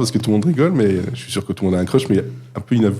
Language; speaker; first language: French; native; French